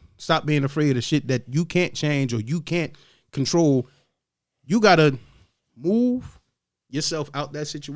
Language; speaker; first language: English; native; English